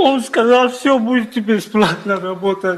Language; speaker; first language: Russian; non-native, learner; Tajik